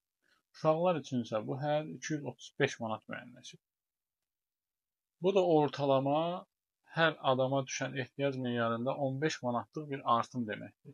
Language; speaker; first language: Azerbaijani; native; Azerbaijani